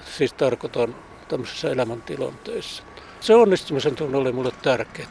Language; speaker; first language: Finnish; native; Finnish